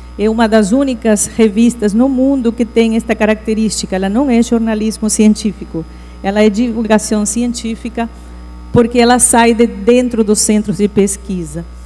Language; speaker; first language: Portuguese; non-native, fluent; Spanish